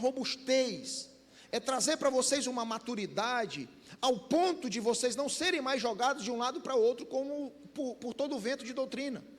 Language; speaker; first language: Portuguese; native; Portuguese